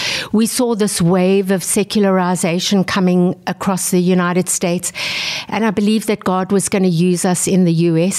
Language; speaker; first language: English; native; English